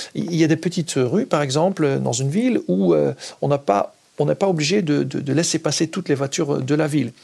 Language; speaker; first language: French; non-native, fluent; Dutch